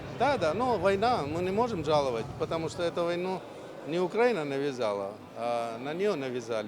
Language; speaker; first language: Russian; non-native, fluent; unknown